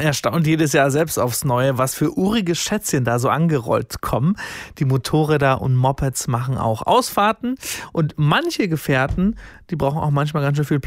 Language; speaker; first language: German; native; German